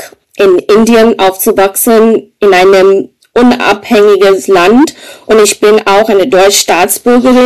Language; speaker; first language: German; non-native, fluent; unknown